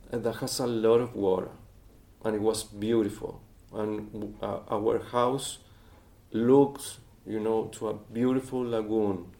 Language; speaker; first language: English; non-native, fluent; Spanish